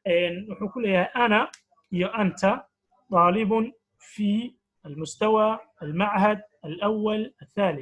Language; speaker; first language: Arabic; non-native, fluent; Somali